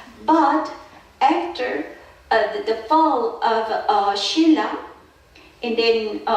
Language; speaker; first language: English; non-native, fluent; Korean